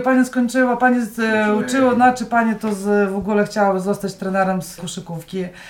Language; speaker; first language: Polish; non-native, fluent; Ukrainian